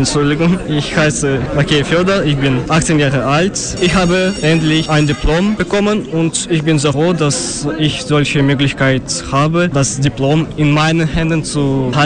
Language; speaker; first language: German; non-native, fluent; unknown